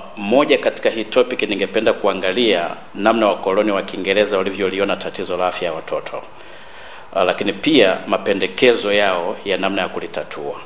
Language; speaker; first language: Swahili; native; Swahili